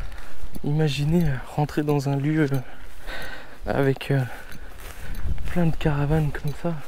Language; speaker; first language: French; native; French